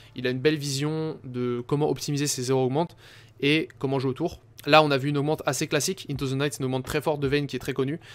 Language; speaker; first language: French; native; French